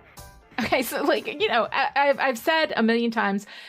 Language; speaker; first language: English; native; English